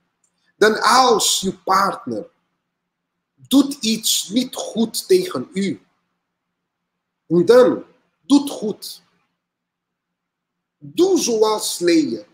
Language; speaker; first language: Dutch; non-native, learner; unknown